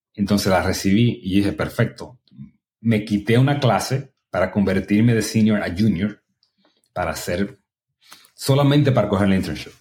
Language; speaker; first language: Spanish; early bilingual, other home language; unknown